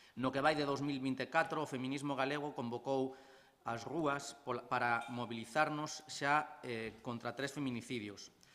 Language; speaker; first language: Galician; non-native, local second language; Spanish